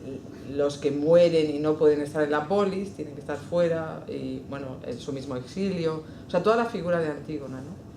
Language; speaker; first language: Spanish; native; Spanish